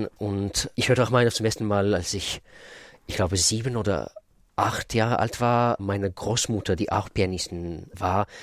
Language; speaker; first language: German; non-native, fluent; Russian